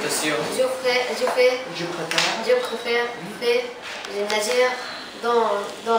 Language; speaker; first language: French; non-native, learner; Arabic